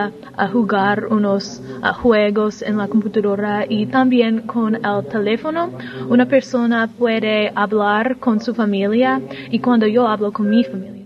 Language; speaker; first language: Spanish; non-native, learner; English